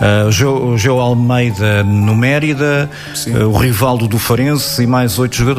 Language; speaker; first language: Portuguese; native; Portuguese